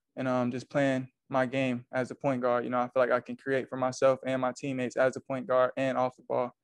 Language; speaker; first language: English; native; English